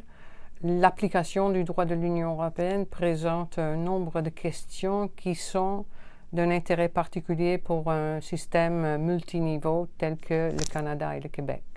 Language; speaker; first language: French; non-native, fluent; Dutch